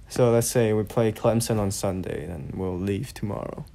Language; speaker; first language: English; non-native, local second language; Cantonese